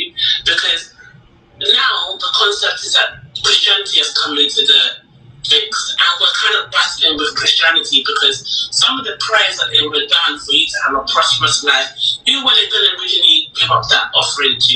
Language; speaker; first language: English; native; English